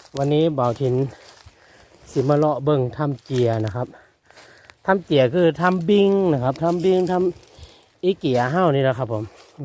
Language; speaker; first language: Thai; non-native, local second language; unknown